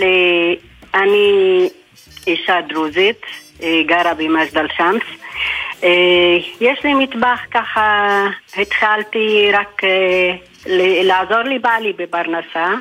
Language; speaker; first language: Hebrew; non-native, local second language; Arabic